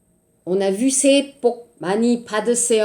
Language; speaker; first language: Korean; non-native, learner; French